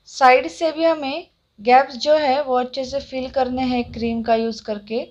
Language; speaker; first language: Hindi; non-native, local second language; Marathi